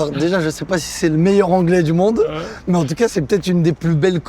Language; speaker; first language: French; native; French